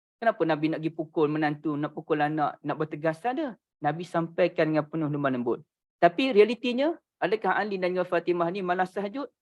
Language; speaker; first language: Malay; native; Malay